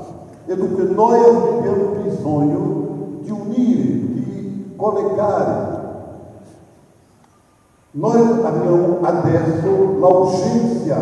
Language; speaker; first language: Italian; non-native, fluent; Portuguese